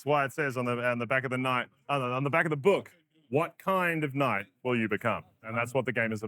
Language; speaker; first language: English; native; English